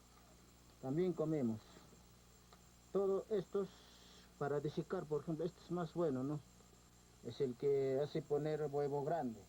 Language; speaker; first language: Spanish; non-native, local second language; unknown